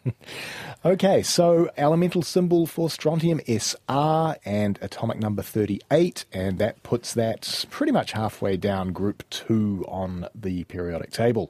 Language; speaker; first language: English; native; English